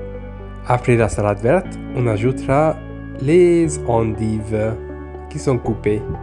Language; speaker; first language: French; non-native, fluent; Hungarian